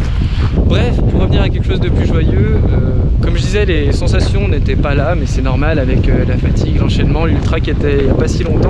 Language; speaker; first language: French; native; French